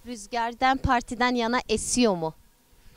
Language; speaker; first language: Turkish; native; Turkish